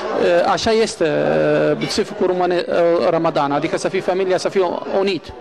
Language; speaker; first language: Romanian; non-native, learner; Arabic